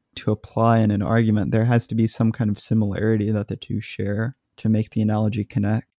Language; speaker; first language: English; native; English